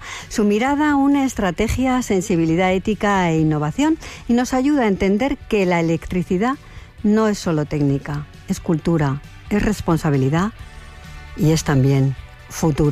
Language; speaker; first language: Spanish; native; Spanish